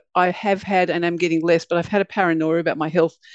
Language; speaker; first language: English; native; English